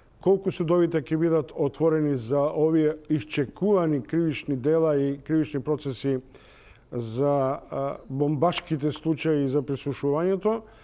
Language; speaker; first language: Macedonian; native; Macedonian